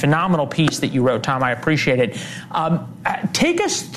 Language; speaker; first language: English; native; English